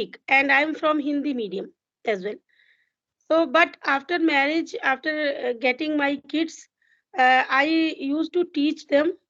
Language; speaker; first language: English; non-native, local second language; Hindi